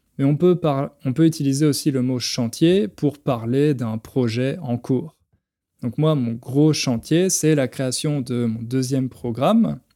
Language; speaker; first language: French; native; French